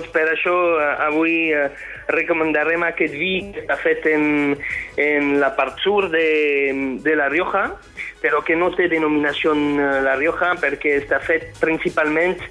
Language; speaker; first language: Catalan; non-native, fluent; French